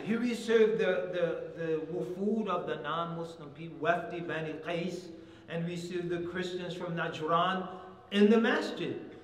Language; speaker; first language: English; native; English